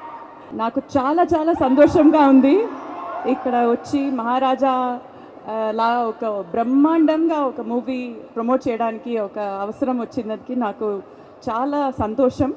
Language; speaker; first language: Telugu; non-native, local second language; Tamil